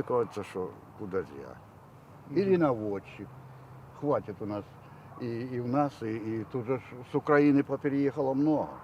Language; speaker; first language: Russian; native; Russian